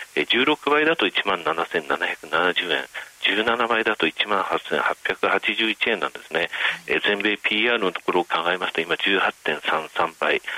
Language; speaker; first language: Japanese; native; Japanese